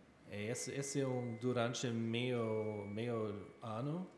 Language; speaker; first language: Portuguese; non-native, learner; German